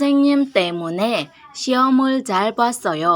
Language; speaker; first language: Korean; non-native, fluent; Burmese